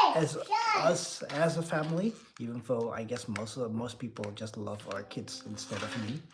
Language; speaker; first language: English; non-native, fluent; Dutch